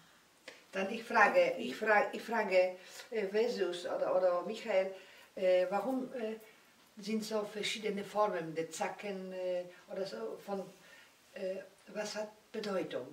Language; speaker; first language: German; non-native, learner; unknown